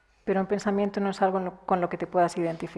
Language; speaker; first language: Spanish; native; Spanish